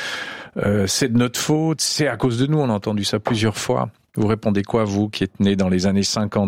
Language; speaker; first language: French; native; French